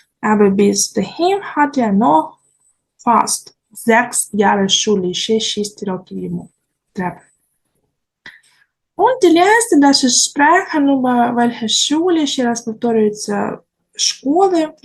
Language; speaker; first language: German; non-native, learner; Ukrainian